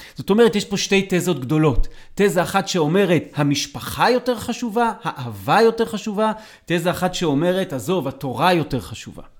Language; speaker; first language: Hebrew; native; Hebrew